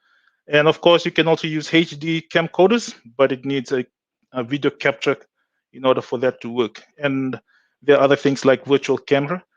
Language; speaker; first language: English; non-native, local second language; Fijian